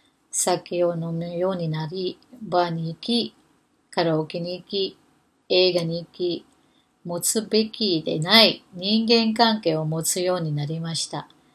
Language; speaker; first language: Japanese; non-native, fluent; Filipino